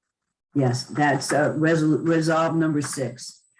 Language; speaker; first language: English; native; English